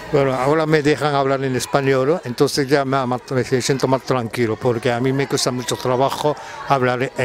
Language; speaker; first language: Spanish; non-native, fluent; Japanese